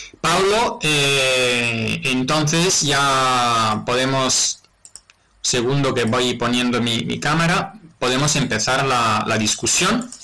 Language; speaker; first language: Spanish; non-native, fluent; Italian